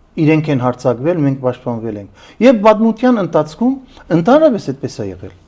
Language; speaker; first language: Armenian; early bilingual, heritage; Armenian